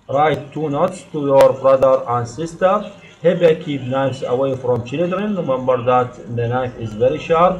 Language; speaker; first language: English; non-native, learner; Arabic